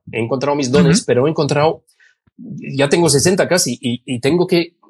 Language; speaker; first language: Spanish; non-native, fluent; German